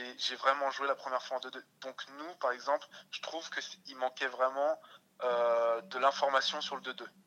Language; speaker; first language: French; early bilingual, other home language; Russian